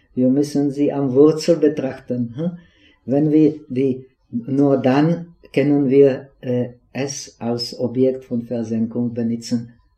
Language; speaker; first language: German; non-native, fluent; Czech